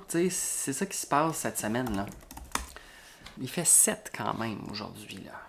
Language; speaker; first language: French; native; French